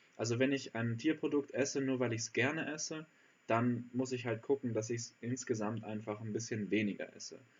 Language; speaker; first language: German; native; German